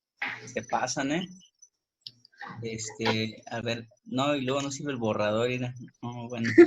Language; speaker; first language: Spanish; native; Spanish